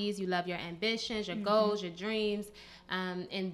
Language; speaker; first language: English; native; English